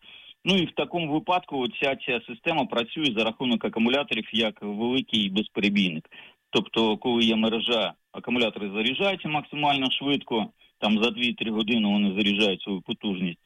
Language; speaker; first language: Ukrainian; native; Ukrainian